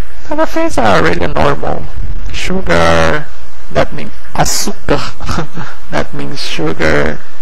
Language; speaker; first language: English; non-native, fluent; Portuguese